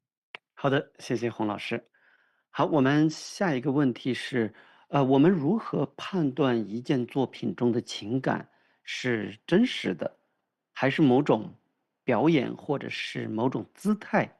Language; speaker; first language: Chinese; native; Chinese